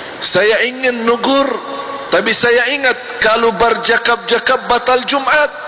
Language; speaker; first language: Malay; non-native, fluent; Arabic